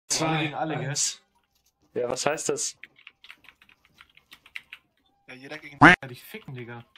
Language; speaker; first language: German; native; German